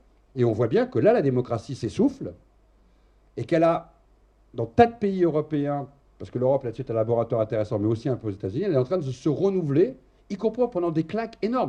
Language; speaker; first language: French; native; French